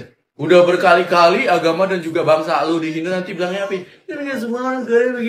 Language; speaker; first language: Indonesian; native; Indonesian